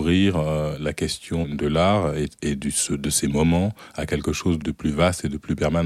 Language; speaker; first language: French; native; French